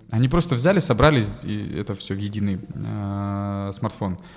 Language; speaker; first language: Russian; native; Russian